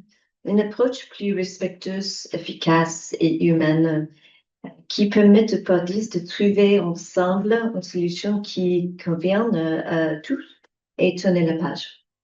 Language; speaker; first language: French; non-native, learner; English